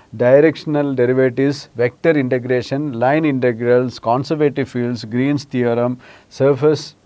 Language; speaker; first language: English; non-native, local second language; Malayalam